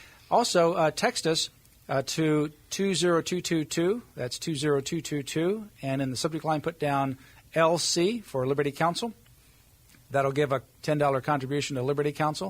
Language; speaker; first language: English; native; English